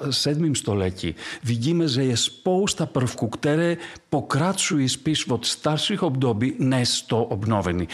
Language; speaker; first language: Czech; non-native, fluent; Greek